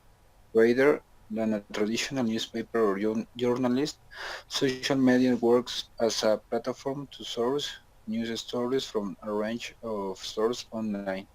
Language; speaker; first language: English; non-native, learner; Spanish